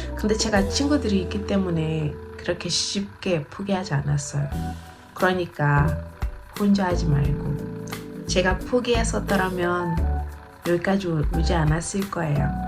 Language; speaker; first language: Korean; non-native, learner; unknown